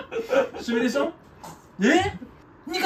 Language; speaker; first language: Japanese; native; Japanese